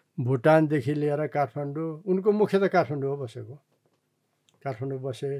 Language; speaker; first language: Nepali; non-native, local second language; Eastern Tamang